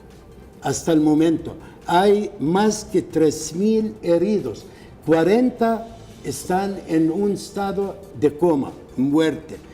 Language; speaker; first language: Spanish; non-native, fluent; Arabic